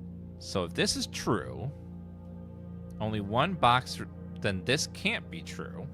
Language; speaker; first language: English; native; English